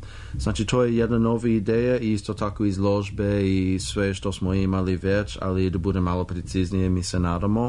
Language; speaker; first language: Serbian; non-native, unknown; English